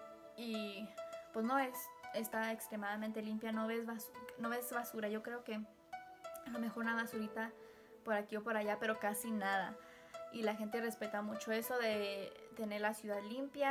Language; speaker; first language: Spanish; early bilingual, heritage; Spanish